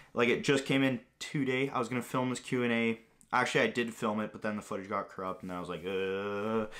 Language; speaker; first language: English; non-native, fluent; Greek